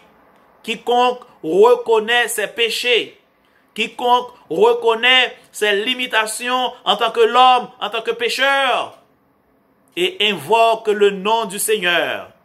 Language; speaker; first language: French; non-native, local second language; Haitian Creole